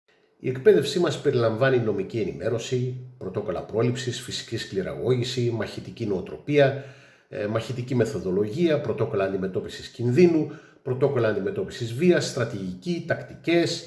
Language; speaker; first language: Greek; native; Greek